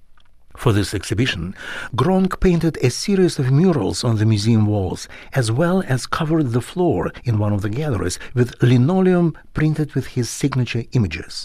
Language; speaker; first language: English; non-native, fluent; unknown